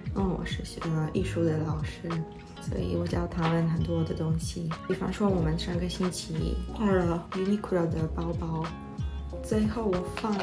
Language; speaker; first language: Chinese; non-native, fluent; Polish